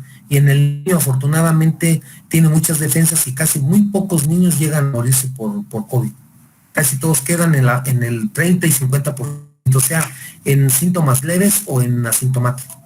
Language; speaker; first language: Spanish; native; Spanish